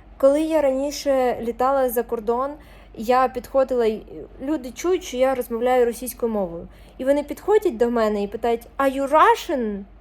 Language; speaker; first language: Ukrainian; non-native, local second language; Russian